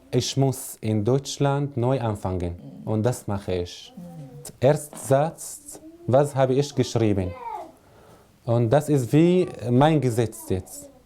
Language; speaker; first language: German; non-native, learner; Arabic